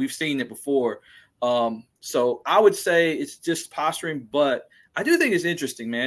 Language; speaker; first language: English; native; English